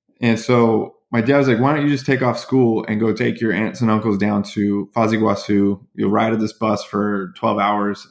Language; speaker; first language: English; native; English